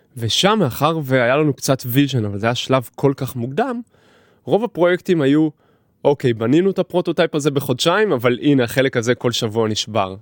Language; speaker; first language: Hebrew; native; Hebrew